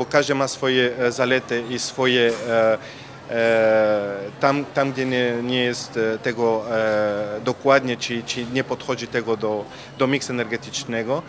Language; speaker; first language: Polish; non-native, learner; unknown